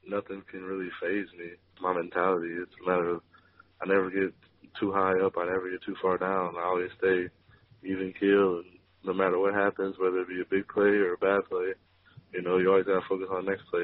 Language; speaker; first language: English; native; English